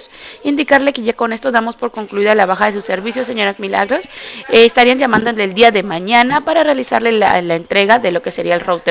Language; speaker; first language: Spanish; native; Spanish